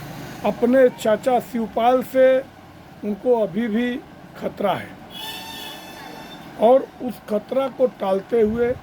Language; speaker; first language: Hindi; native; Hindi